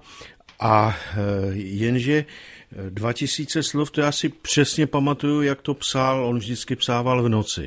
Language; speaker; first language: Czech; native; Czech